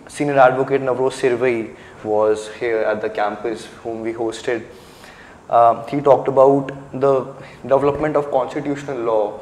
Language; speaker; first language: English; non-native, local second language; Hindi